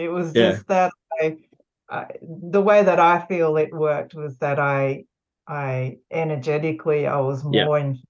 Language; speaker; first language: English; native; English